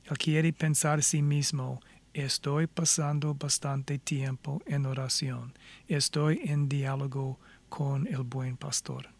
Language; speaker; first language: Spanish; non-native, fluent; English